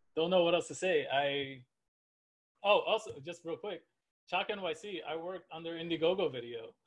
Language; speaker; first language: English; native; English